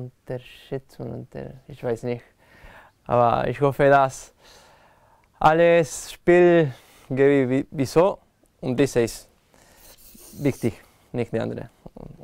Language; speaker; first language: German; non-native, learner; Spanish